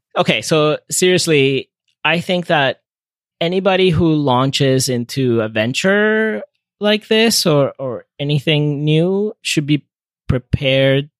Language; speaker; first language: English; non-native, fluent; Spanish